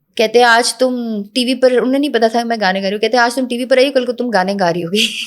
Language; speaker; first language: Urdu; native; Urdu